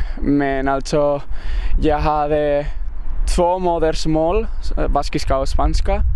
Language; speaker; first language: Swedish; non-native, fluent; Basque